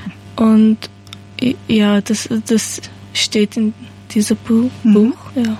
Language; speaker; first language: German; non-native, learner; Persian